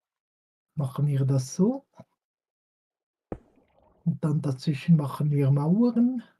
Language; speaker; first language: German; non-native, fluent; French